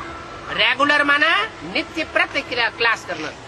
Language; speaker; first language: Hindi; native; Hindi